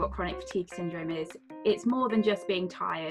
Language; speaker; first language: English; native; English